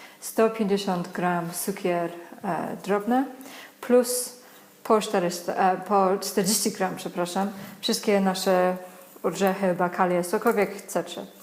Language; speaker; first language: Polish; non-native, learner; English